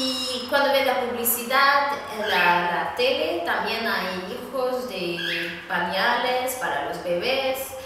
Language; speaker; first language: Spanish; non-native, fluent; Swedish